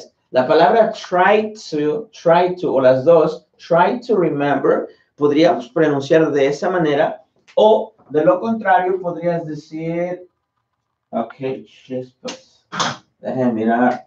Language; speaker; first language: Spanish; native; Spanish